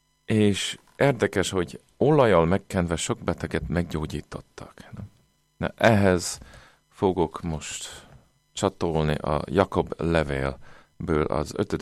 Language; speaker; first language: Hungarian; non-native, fluent; English